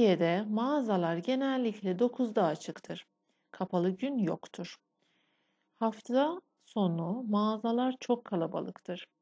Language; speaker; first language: Turkish; non-native, fluent; Persian